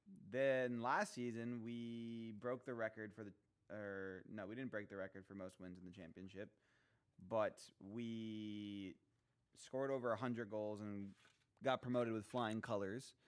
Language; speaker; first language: English; native; English